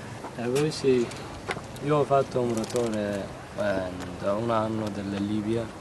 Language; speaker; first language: Italian; non-native, learner; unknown